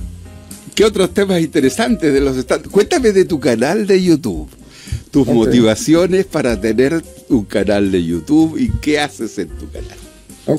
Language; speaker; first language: Spanish; native; Spanish